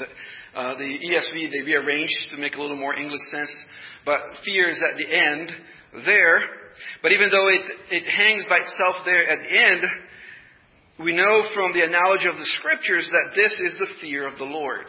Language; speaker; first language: English; non-native, fluent; Portuguese